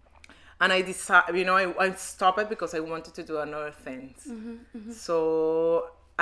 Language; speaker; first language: English; non-native, learner; Spanish